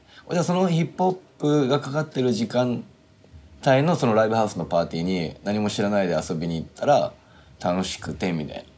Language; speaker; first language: Japanese; native; Japanese